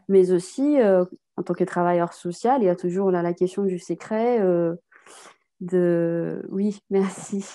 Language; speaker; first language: French; native; French